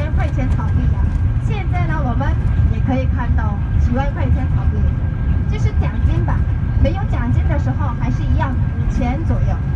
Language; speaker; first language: Chinese; non-native, fluent; Korean